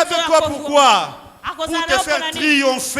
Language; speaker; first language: French; non-native, local second language; Lingala